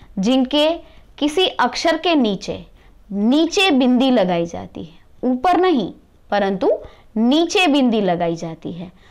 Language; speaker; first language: Hindi; non-native, local second language; Gujarati